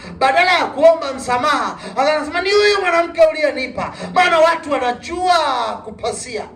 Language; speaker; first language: Swahili; native; Swahili